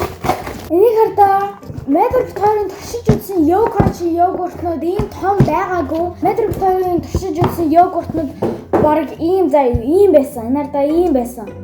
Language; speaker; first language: Mongolian; early bilingual, heritage; Mongolian